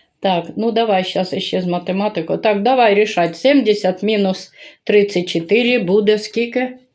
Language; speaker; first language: Ukrainian; native; Ukrainian